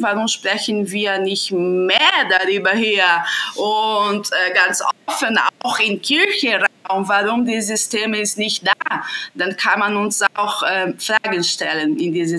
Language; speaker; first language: German; non-native, fluent; Portuguese